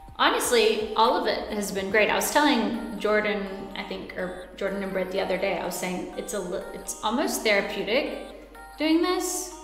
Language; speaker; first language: English; native; English